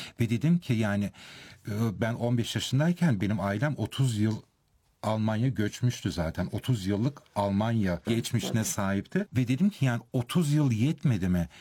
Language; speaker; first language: Turkish; early bilingual, heritage; Turkish